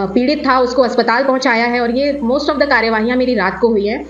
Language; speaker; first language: Hindi; native; Hindi